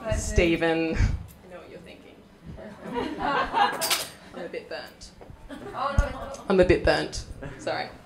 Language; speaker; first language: English; native; English